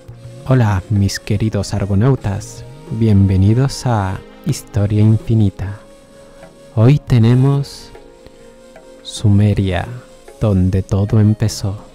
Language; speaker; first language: Spanish; native; Spanish